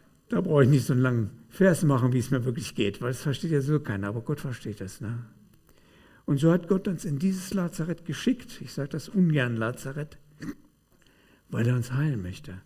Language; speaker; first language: German; native; German